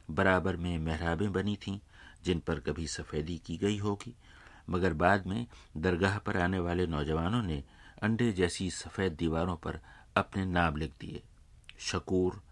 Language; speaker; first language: Urdu; native; Urdu